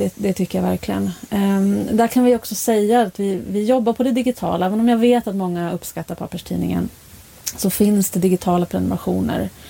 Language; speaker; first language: Swedish; native; Swedish